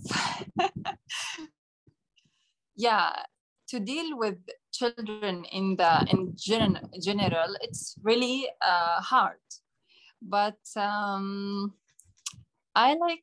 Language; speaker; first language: English; non-native, learner; Arabic